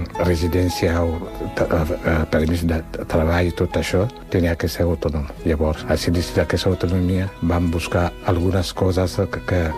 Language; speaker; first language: Catalan; non-native, fluent; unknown